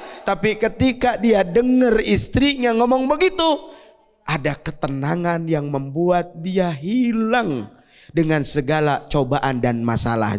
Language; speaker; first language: Indonesian; native; Indonesian